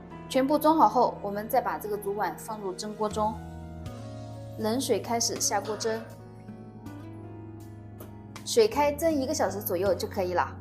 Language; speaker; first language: Chinese; native; Chinese